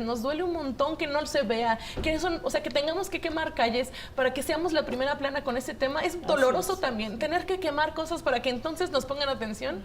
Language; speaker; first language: Spanish; native; Spanish